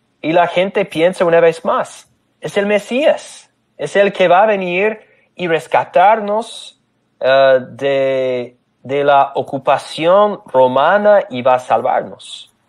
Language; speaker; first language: Spanish; non-native, fluent; English